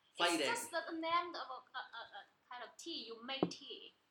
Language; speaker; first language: English; non-native, learner; Chinese